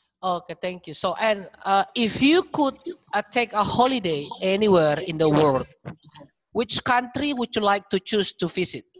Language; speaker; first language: English; non-native, learner; Indonesian